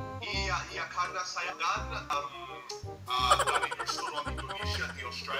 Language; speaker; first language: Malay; non-native, learner; English